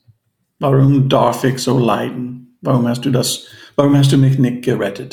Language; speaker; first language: German; non-native, fluent; English